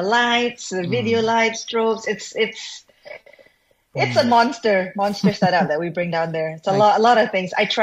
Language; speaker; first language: English; non-native, local second language; Malay